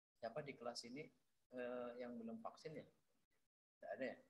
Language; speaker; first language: Indonesian; native; Indonesian